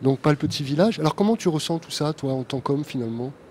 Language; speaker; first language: French; native; French